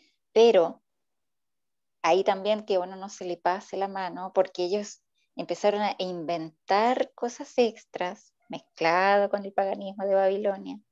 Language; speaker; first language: Spanish; native; Spanish